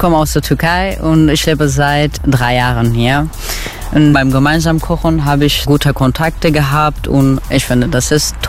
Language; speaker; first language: German; non-native, learner; Turkish